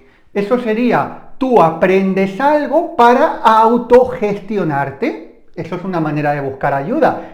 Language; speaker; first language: Spanish; native; Spanish